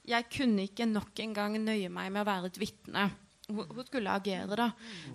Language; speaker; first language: Norwegian; native; Norwegian